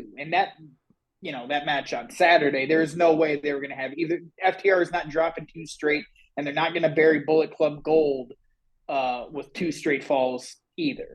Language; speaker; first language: English; native; English